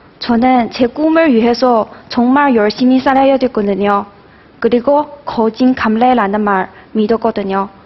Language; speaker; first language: Korean; non-native, fluent; Chinese